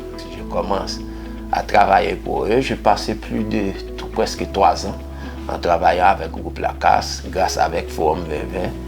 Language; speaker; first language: French; non-native, local second language; Haitian Creole